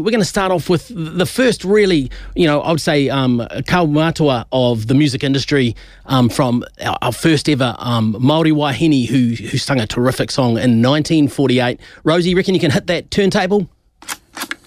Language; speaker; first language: English; native; English